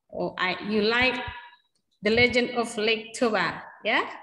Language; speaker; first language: English; non-native, learner; Indonesian